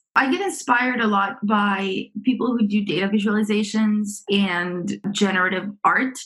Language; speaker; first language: English; early bilingual, other home language; Romanian